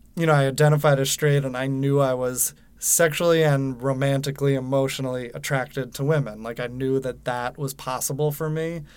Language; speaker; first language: English; native; English